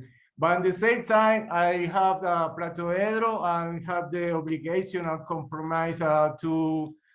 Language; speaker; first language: English; non-native, learner; Spanish